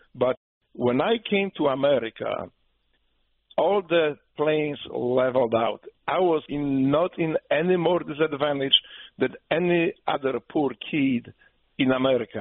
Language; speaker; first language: English; non-native, fluent; Polish